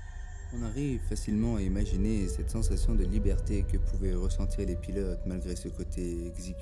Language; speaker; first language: French; native; French